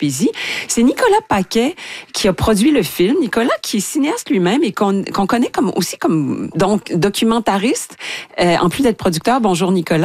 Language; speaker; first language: French; native; French